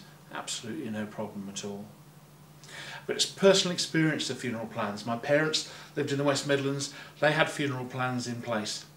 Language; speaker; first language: English; native; English